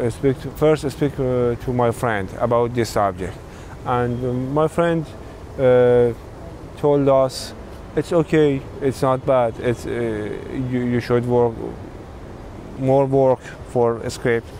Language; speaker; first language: English; non-native, learner; Persian